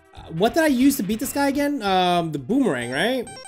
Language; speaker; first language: English; native; English